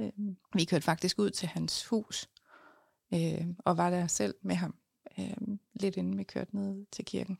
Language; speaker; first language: Danish; native; Danish